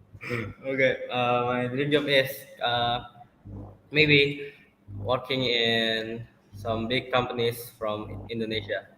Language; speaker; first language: English; non-native, fluent; Indonesian